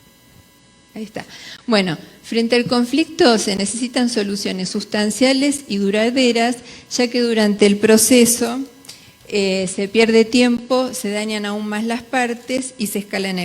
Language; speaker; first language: Spanish; native; Spanish